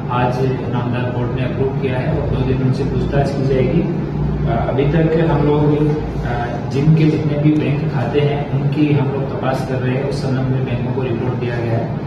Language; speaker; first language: Hindi; non-native, local second language; Gujarati